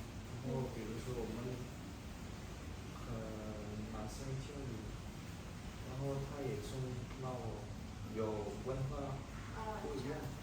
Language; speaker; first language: Chinese; non-native, learner; Indonesian